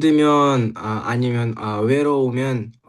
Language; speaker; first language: Korean; non-native, learner; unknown